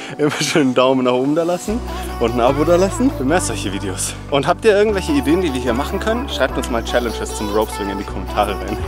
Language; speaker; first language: German; native; German